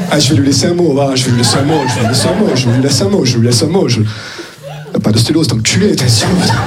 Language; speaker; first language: French; native; French